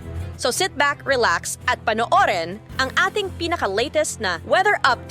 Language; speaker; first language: Filipino; native; Filipino